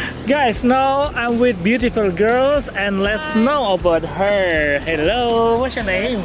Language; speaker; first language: English; non-native, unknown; Indonesian